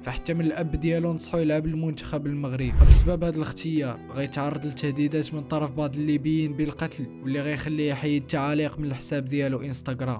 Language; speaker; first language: Arabic; native; Arabic